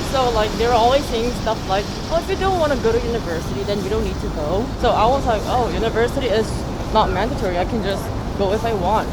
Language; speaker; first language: English; non-native, fluent; Korean